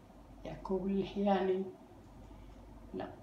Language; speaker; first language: Hebrew; non-native, fluent; Arabic